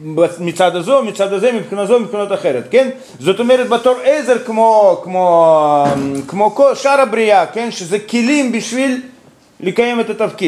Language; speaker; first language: Hebrew; non-native, fluent; Russian